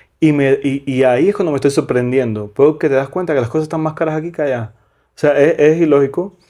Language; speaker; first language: Spanish; native; Spanish